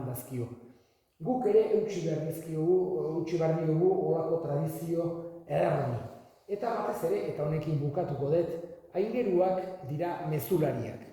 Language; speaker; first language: Basque; native; Basque